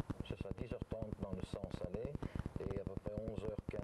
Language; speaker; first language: French; native; French